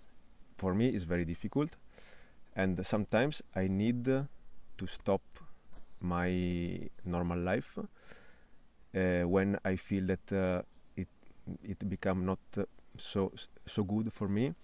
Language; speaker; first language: English; non-native, fluent; Italian